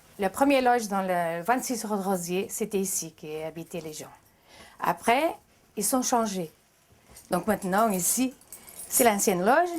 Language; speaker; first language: French; non-native, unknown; Portuguese